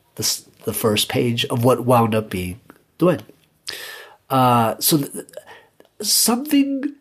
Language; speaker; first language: English; early bilingual, other home language; Spanish